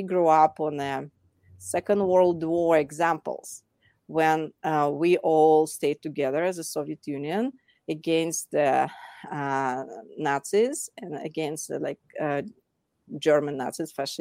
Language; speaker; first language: English; non-native, fluent; Russian